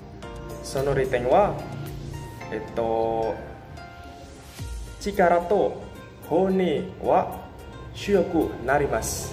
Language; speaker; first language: Japanese; non-native, learner; Indonesian